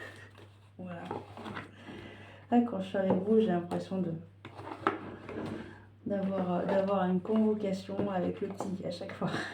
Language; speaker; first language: French; native; French